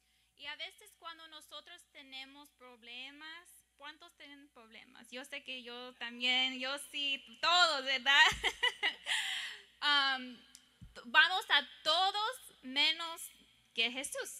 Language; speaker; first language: Spanish; early bilingual, heritage; English